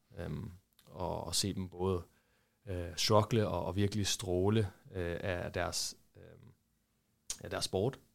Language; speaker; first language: Danish; early bilingual, other home language; Portuguese